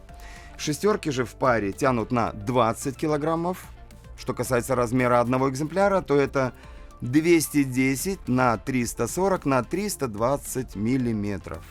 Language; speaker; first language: Russian; native; Russian